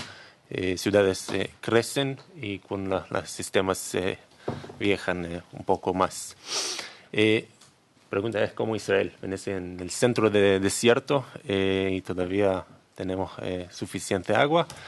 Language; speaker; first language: Spanish; non-native, learner; Hebrew